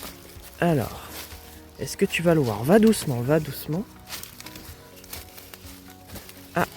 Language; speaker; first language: French; native; French